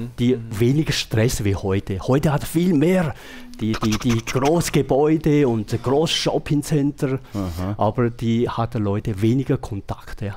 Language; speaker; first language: German; non-native, learner; Chinese